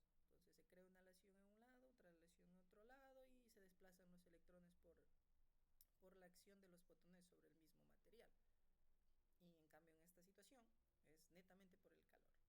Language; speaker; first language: Spanish; native; Spanish